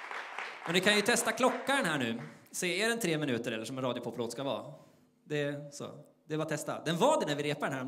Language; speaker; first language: Swedish; native; Swedish